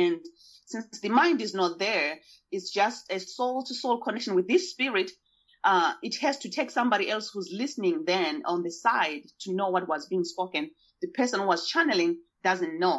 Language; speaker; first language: English; non-native, local second language; Shona